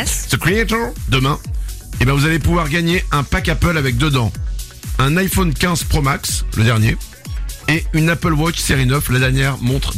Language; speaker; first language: French; native; French